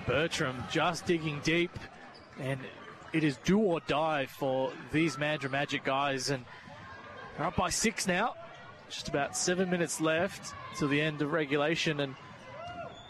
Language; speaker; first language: English; native; English